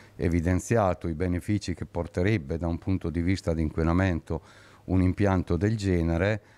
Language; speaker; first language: Italian; native; Italian